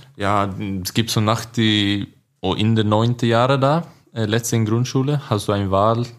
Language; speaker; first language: German; non-native, learner; Swedish